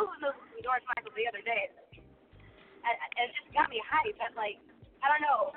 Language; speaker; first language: English; native; English